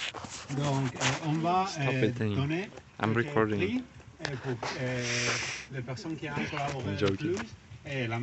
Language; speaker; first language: French; non-native, learner; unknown